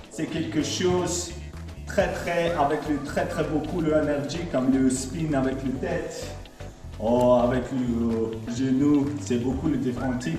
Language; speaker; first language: French; non-native, learner; Latvian